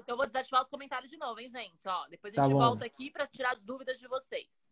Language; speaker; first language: Portuguese; native; Portuguese